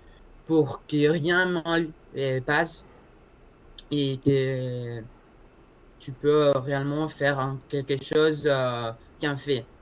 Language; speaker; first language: French; non-native, learner; Spanish